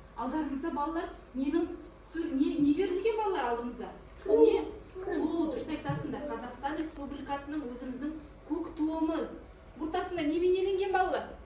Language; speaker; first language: Kazakh; native; Kazakh